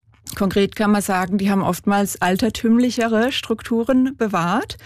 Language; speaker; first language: German; native; German